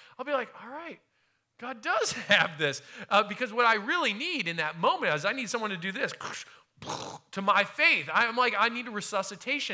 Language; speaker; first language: English; native; English